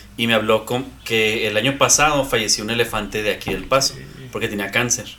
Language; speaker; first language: Spanish; native; Spanish